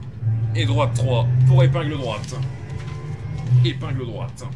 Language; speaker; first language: French; native; French